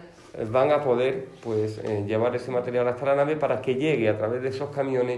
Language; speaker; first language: Spanish; native; Spanish